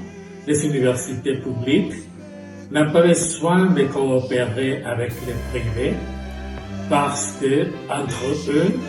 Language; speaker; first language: French; non-native, fluent; Spanish